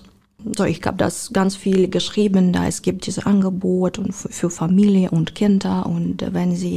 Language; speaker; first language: German; non-native, learner; Ukrainian